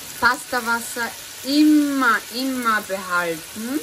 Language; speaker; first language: German; early bilingual, heritage; German